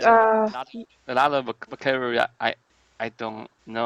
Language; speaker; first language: English; non-native, learner; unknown